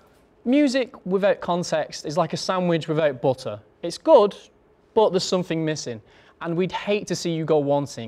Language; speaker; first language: English; native; English